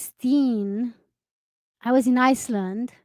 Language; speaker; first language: English; non-native, fluent; Romanian